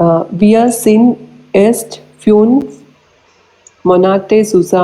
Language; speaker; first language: German; non-native, learner; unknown